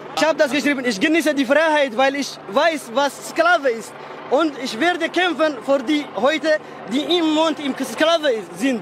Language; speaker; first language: German; non-native, fluent; Tigrinya